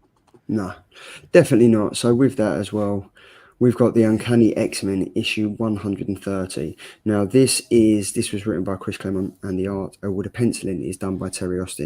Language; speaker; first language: English; native; English